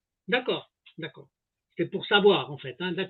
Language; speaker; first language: French; native; French